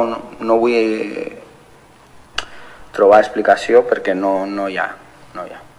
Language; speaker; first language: Catalan; non-native, fluent; Spanish